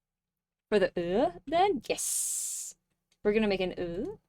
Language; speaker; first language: English; native; English